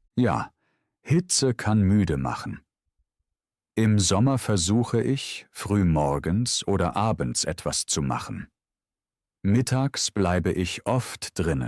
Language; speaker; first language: German; native; German